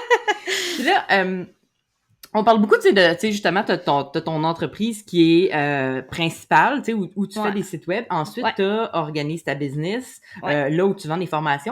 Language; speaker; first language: French; native; French